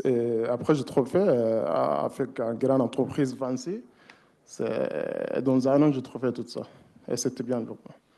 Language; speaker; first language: French; non-native, learner; Arabic